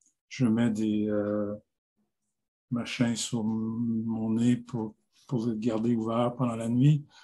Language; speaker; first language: French; non-native, local second language; English